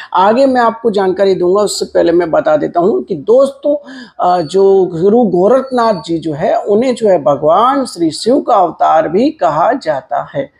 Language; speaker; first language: Hindi; non-native, local second language; Gujarati